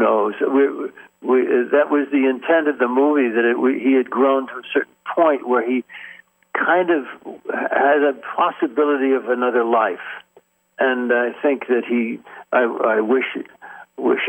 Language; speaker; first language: English; native; English